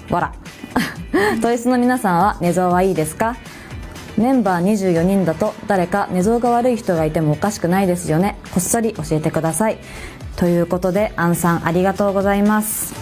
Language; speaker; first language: Japanese; native; Japanese